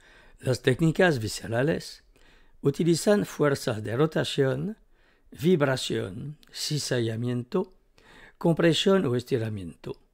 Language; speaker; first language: Spanish; native; Spanish